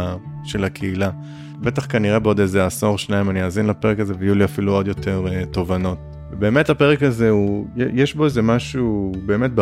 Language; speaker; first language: Hebrew; native; Hebrew